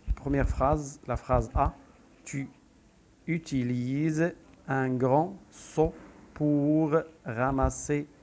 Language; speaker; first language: French; non-native, local second language; Arabic